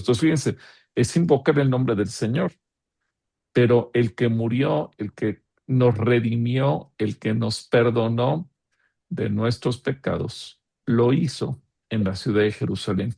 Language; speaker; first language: Spanish; native; Spanish